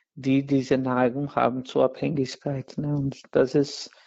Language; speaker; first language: German; non-native, fluent; Portuguese